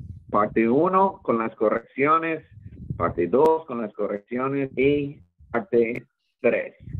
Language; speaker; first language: Spanish; non-native, fluent; English